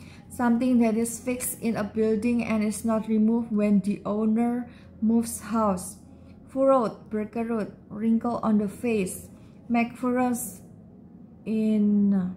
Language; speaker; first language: English; non-native, learner; Indonesian